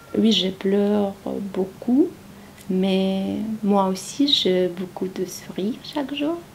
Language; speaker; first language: French; non-native, learner; Ukrainian